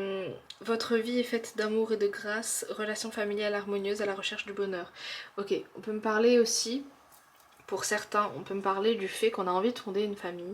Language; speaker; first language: French; native; French